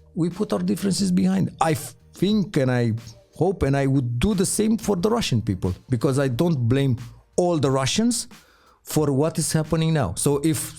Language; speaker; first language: English; non-native, fluent; Romanian